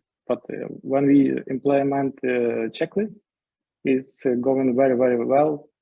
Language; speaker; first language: English; non-native, learner; Ukrainian